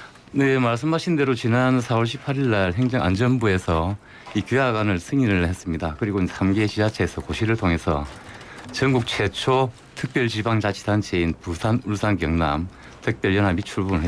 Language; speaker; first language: Korean; native; Korean